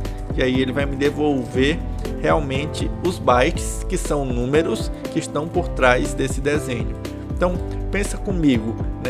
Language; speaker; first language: Portuguese; native; Portuguese